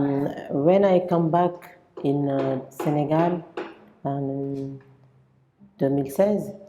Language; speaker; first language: English; non-native, local second language; French